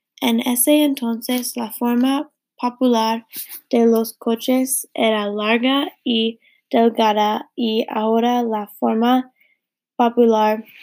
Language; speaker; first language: Spanish; non-native, learner; English